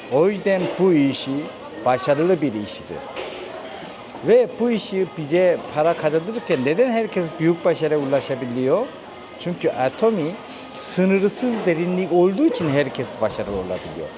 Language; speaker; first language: Turkish; non-native, fluent; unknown